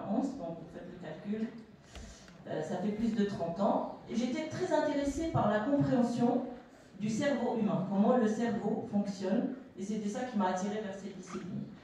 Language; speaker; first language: French; non-native, local second language; Arabic